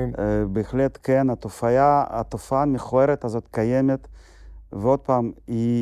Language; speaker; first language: Hebrew; non-native, fluent; Russian